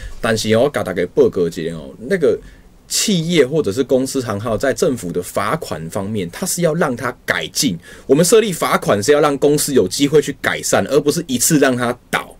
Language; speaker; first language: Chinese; native; Chinese